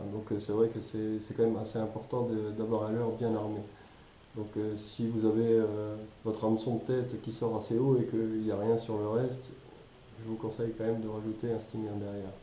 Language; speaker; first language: French; native; French